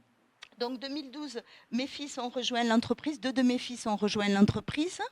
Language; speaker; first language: French; native; French